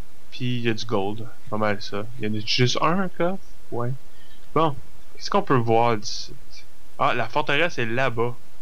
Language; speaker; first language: French; native; French